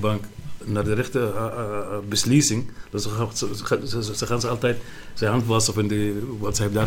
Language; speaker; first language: Dutch; non-native, learner; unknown